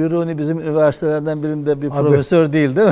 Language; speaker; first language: Turkish; native; Turkish